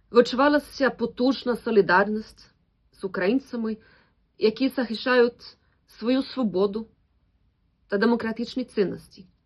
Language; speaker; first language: Ukrainian; non-native, fluent; Swedish